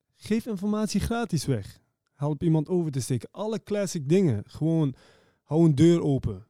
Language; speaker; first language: Dutch; early bilingual, other home language; Persian